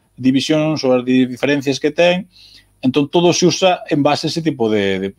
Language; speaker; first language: Galician; native; Galician